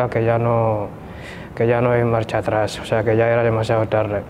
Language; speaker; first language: Spanish; non-native, fluent; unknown